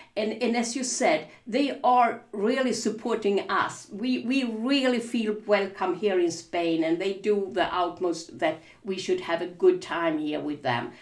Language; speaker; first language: English; non-native, fluent; Swedish